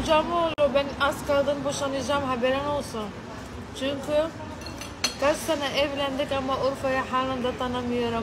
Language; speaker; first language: Turkish; non-native, learner; Arabic